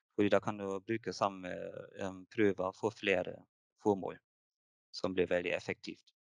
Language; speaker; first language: Norwegian; non-native, fluent; German